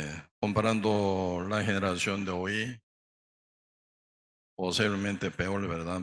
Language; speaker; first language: Spanish; non-native, learner; Korean